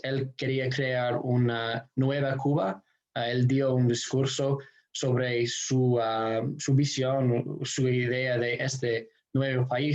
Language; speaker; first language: Spanish; non-native, fluent; English